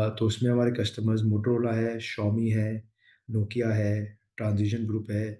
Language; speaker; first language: Hindi; native; Hindi